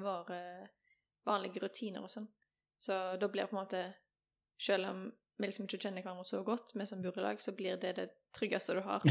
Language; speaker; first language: Norwegian; native; Norwegian